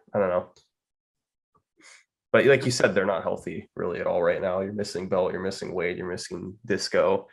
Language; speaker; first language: English; native; English